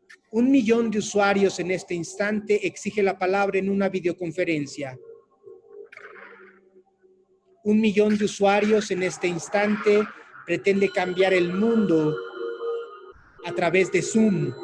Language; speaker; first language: Spanish; native; Spanish